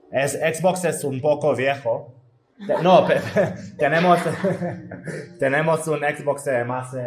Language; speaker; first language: Spanish; non-native, learner; Hebrew